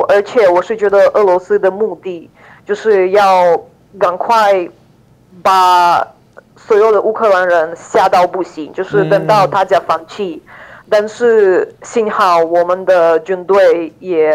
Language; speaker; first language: Chinese; non-native, fluent; Ukrainian